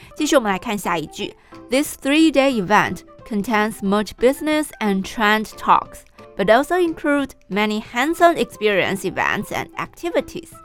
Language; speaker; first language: English; non-native, fluent; Chinese